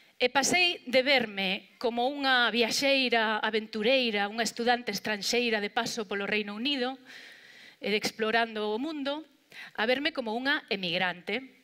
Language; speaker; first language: Galician; non-native, local second language; Spanish